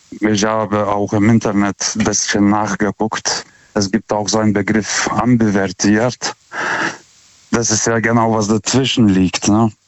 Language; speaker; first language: German; non-native, fluent; Lithuanian